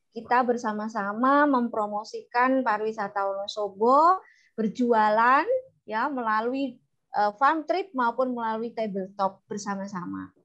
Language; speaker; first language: Indonesian; non-native, local second language; Javanese